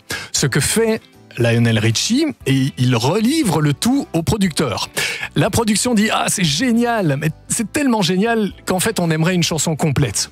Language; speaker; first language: French; native; French